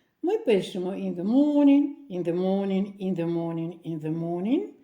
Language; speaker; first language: English; non-native, fluent; Ukrainian